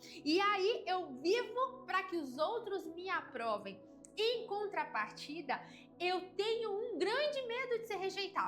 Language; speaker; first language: Portuguese; native; Portuguese